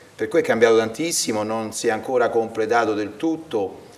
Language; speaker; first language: Italian; native; Italian